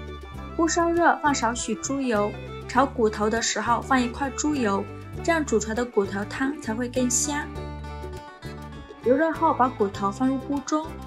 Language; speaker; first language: Chinese; native; Chinese